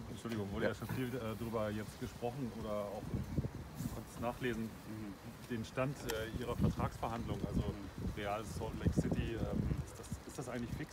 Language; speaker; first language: German; native; German